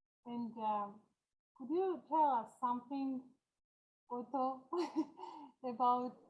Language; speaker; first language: English; non-native, learner; Georgian